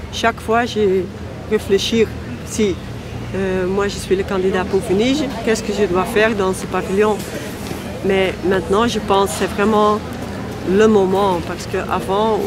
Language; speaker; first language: French; non-native, local second language; Dutch